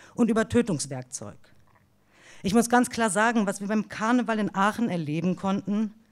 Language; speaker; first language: German; native; German